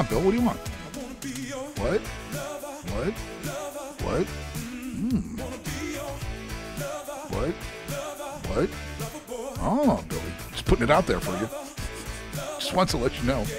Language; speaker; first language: English; native; English